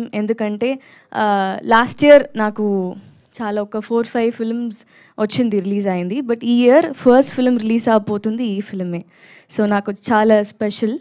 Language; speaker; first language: Telugu; non-native, learner; Tamil